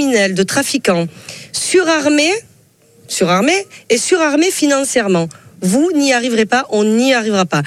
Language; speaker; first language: French; native; French